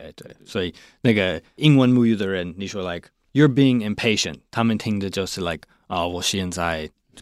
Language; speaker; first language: Chinese; non-native, fluent; English